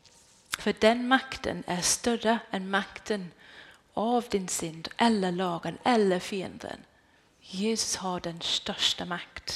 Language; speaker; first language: Swedish; non-native, fluent; English